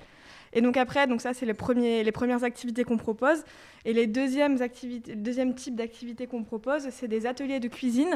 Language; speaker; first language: French; native; French